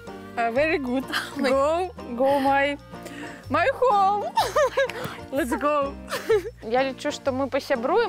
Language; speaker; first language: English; non-native, learner; Belarusian